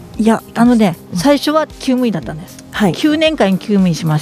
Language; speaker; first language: Japanese; native; Japanese